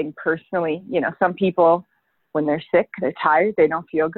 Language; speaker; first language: English; native; English